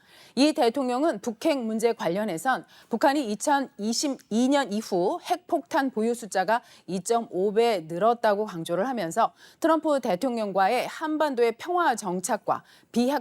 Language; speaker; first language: Korean; native; Korean